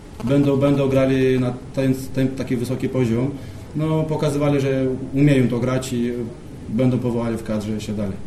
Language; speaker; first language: Polish; non-native, fluent; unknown